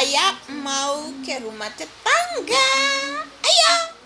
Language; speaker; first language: Indonesian; non-native, fluent; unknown